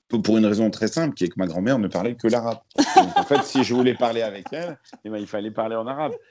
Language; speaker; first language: French; early bilingual, other home language; Arabic